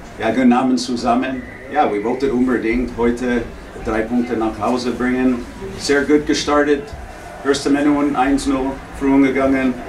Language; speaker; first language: German; non-native, learner; English